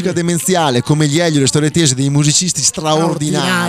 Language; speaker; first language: Italian; native; Italian